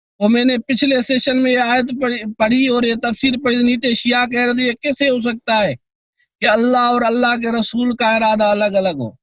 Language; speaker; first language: Urdu; non-native, local second language; Sindhi